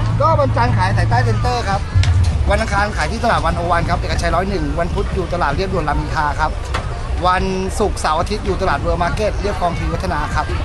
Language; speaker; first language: Thai; native; Thai